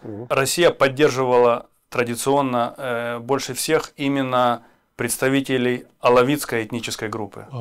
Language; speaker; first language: Russian; native; Russian